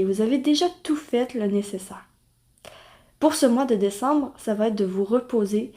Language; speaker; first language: French; native; French